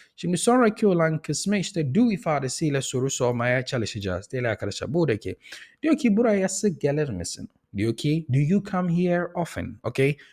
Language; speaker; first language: Turkish; non-native, fluent; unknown